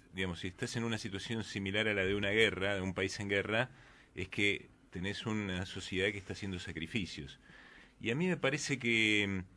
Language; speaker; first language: Spanish; native; Spanish